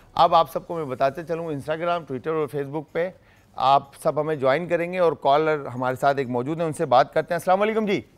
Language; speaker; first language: Urdu; native; Urdu